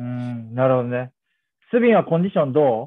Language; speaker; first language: Japanese; native; Japanese